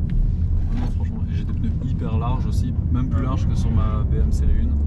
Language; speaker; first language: French; native; French